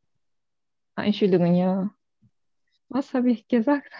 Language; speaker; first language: German; non-native, learner; Turkish